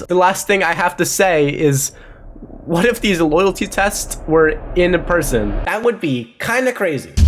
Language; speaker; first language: English; native; English